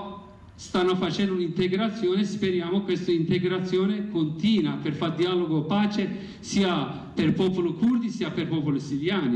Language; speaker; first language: Italian; non-native, learner; Kurdish